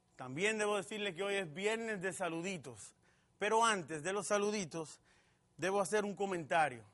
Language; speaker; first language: Spanish; native; Spanish